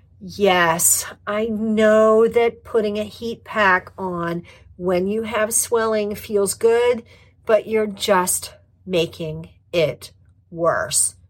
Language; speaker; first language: English; native; English